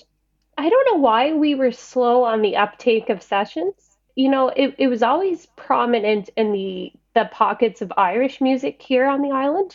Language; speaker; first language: English; native; English